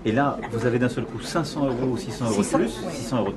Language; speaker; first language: French; native; French